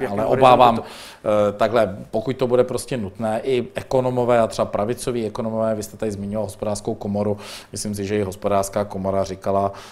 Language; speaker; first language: Czech; native; Czech